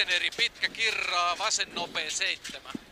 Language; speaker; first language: Finnish; native; Finnish